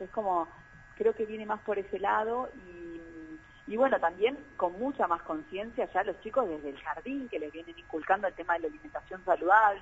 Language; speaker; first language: Spanish; native; Spanish